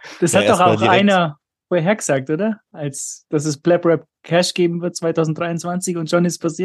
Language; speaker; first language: German; native; German